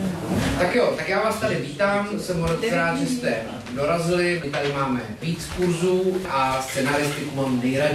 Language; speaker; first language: Czech; native; Czech